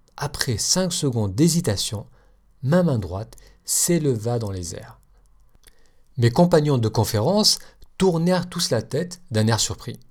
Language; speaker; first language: French; native; French